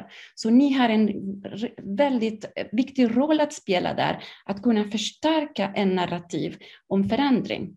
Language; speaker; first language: Swedish; non-native, fluent; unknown